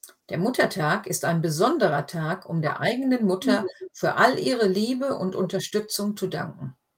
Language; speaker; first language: German; native; German